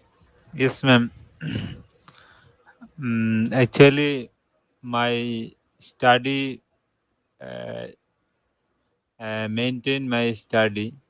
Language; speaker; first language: English; non-native, learner; Bangla